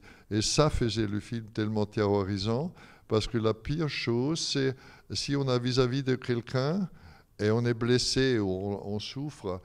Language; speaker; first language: French; non-native, fluent; German